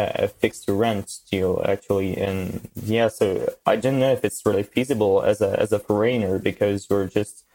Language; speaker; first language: English; non-native, fluent; French